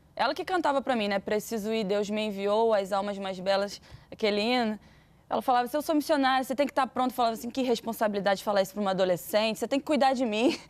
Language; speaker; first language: Portuguese; native; Portuguese